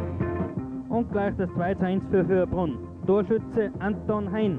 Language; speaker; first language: German; native; German